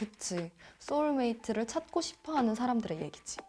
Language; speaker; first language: Korean; native; Korean